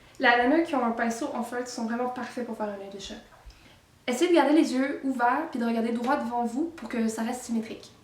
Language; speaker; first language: French; native; French